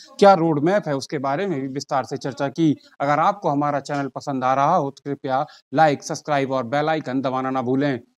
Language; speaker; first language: Hindi; native; Hindi